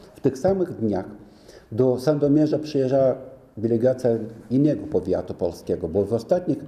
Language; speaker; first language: Polish; non-native, fluent; Romanian